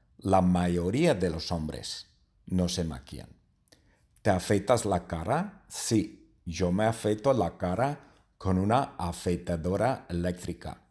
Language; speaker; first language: Spanish; non-native, learner; English